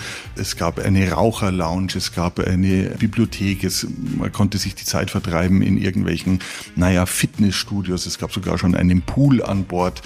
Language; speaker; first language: German; native; German